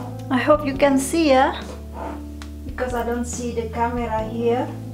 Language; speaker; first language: English; non-native, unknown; Indonesian